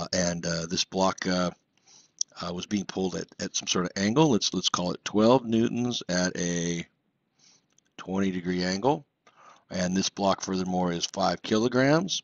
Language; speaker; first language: English; native; English